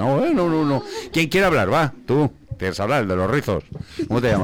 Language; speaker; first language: Spanish; native; Spanish